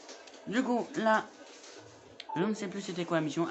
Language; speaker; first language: French; native; French